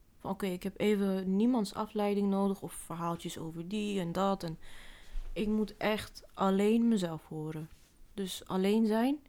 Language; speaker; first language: Dutch; early bilingual, other home language; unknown